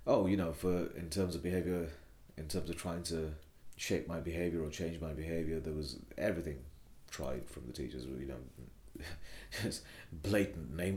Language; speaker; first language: English; non-native, local second language; Bangla